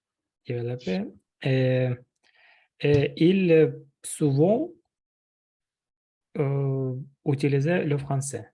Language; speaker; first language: French; non-native, learner; Russian